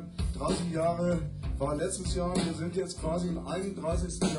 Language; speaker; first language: German; native; German